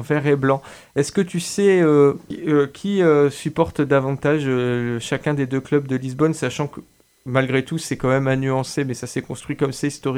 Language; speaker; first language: French; native; French